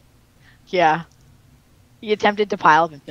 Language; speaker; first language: English; native; English